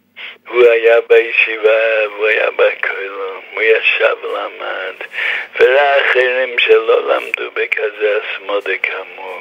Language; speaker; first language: Hebrew; non-native, fluent; English